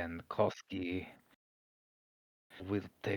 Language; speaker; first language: English; native; English